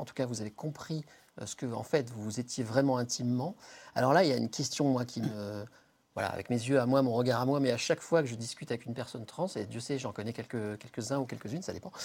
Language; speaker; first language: French; native; French